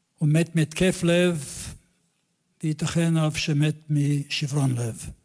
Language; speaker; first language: Hebrew; non-native, fluent; English